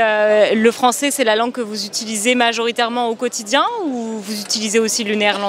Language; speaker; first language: French; native; French